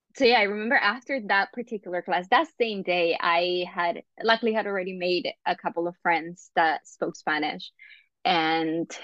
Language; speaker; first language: English; non-native, fluent; Spanish